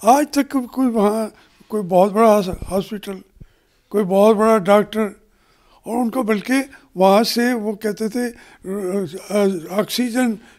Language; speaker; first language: Urdu; native; Urdu